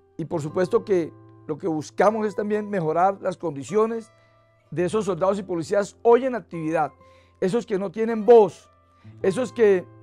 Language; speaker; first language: Spanish; native; Spanish